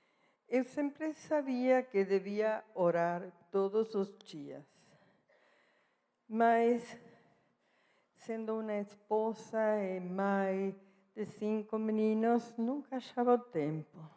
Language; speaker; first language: Portuguese; non-native, fluent; Spanish